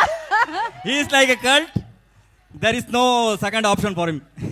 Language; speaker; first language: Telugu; non-native, learner; Kannada